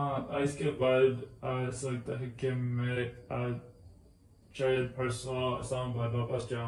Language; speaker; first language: Hindi; non-native, learner; English